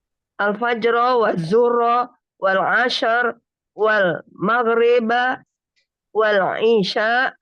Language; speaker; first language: Arabic; non-native, learner; Indonesian